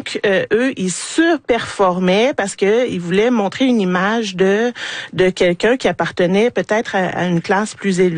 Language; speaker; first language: French; native; French